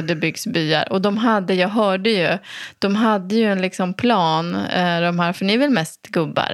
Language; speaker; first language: Swedish; native; Swedish